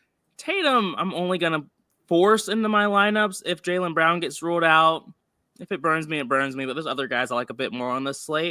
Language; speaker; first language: English; native; English